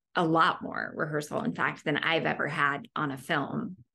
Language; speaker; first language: English; native; English